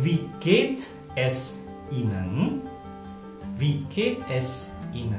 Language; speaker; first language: German; non-native, fluent; Indonesian